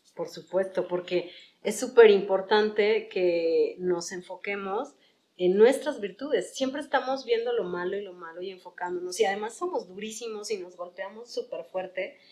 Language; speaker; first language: Spanish; native; Spanish